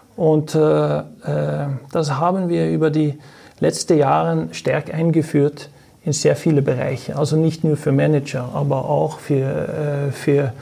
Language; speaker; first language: German; non-native, fluent; Norwegian